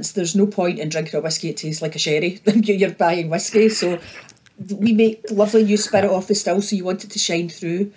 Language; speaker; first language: English; native; English